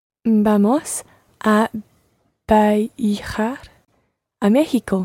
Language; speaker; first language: Spanish; non-native, learner; English